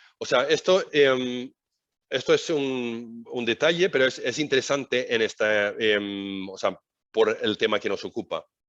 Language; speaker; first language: Spanish; non-native, fluent; Swedish